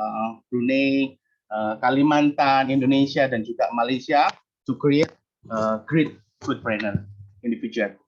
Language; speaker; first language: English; non-native, learner; Indonesian